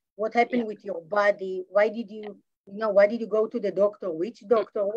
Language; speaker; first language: English; non-native, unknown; Hebrew